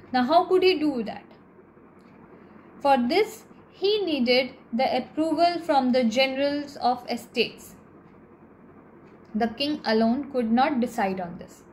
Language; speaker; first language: English; non-native, local second language; Hindi